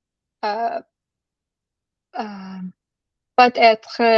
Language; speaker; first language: French; non-native, learner; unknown